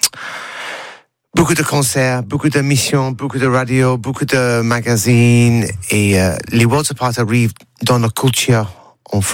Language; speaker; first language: French; non-native, learner; English